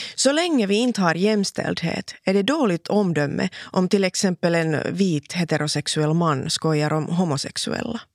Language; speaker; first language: Swedish; non-native, local second language; Finnish